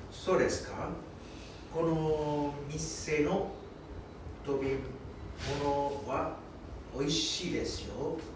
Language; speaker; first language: Japanese; non-native, learner; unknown